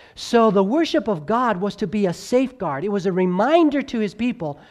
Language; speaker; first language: English; native; English